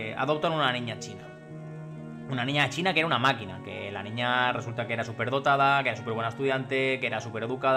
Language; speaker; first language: Spanish; native; Spanish